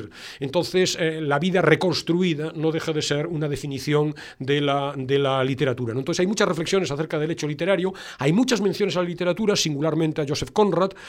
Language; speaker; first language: Spanish; native; Spanish